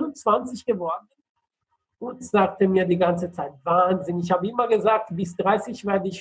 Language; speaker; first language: German; non-native, fluent; Italian